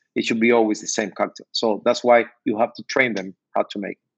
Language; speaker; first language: English; non-native, learner; Spanish